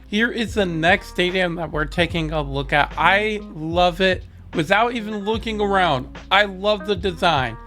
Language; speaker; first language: English; native; English